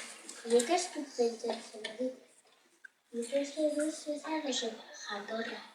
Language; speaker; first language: Basque; non-native, local second language; Spanish